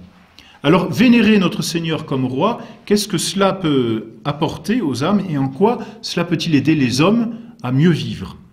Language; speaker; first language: French; native; French